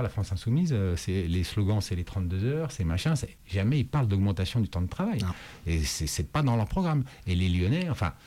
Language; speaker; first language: French; native; French